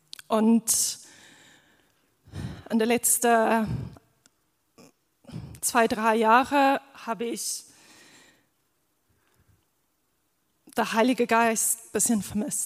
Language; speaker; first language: German; non-native, fluent; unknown